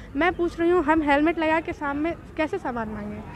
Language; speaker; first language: Hindi; native; Hindi